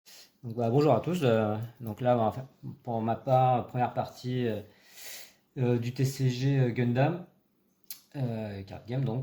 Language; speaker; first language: French; native; French